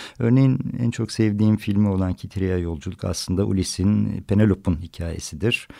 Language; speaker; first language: Turkish; native; Turkish